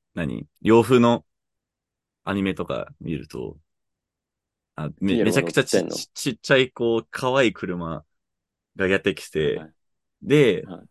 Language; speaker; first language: Japanese; non-native, fluent; English